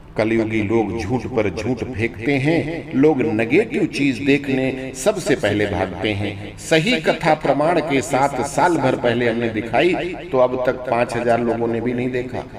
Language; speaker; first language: Hindi; native; Hindi